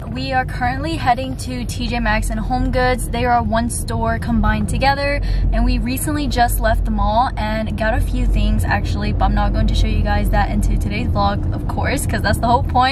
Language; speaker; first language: English; native; English